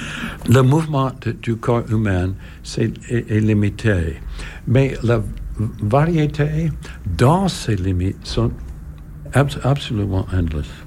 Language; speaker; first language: French; non-native, learner; English